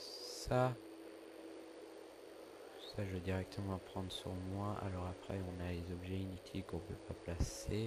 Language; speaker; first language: French; native; French